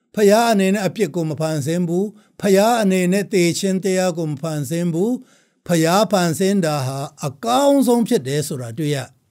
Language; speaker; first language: Burmese; non-native, local second language; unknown